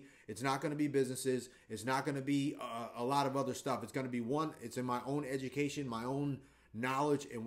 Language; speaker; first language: English; native; English